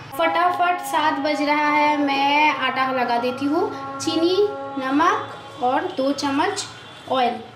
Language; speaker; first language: Hindi; non-native, local second language; Bangla